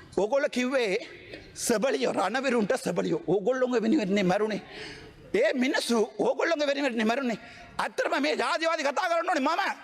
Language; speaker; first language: Sinhala; non-native, local second language; Tamil